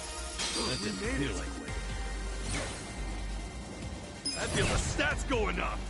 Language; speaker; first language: English; native; English